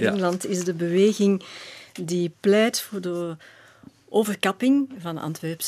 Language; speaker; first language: Dutch; native; Dutch